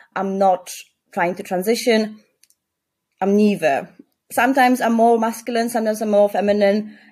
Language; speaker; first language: English; non-native, fluent; Polish